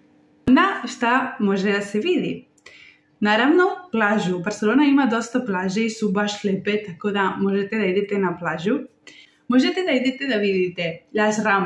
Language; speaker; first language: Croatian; non-native, learner; Spanish